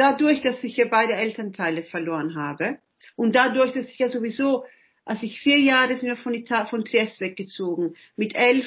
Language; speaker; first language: German; early bilingual, other home language; Italian